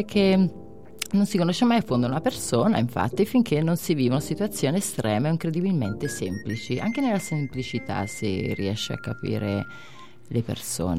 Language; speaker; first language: Italian; native; Italian